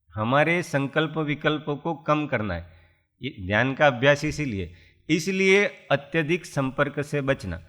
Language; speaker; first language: Hindi; non-native, local second language; Gujarati